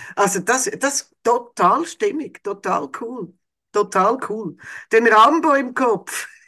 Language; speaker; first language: German; native; German